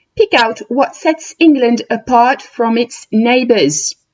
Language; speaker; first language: English; non-native, fluent; French